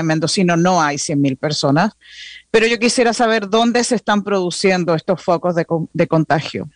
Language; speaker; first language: Spanish; native; Spanish